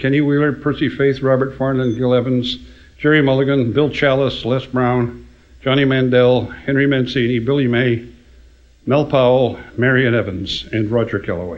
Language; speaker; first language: English; native; English